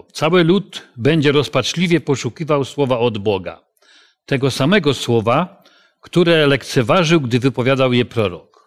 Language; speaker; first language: Polish; native; Polish